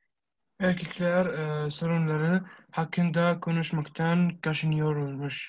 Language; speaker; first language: Turkish; non-native, learner; Arabic